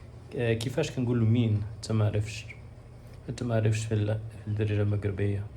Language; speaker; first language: Arabic; non-native, learner; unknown